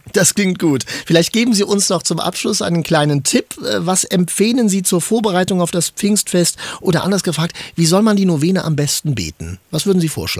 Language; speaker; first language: German; native; German